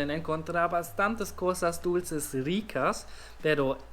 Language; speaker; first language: Spanish; non-native, learner; German